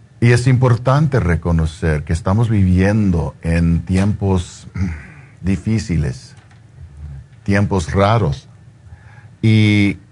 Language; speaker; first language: Spanish; early bilingual, heritage; Spanish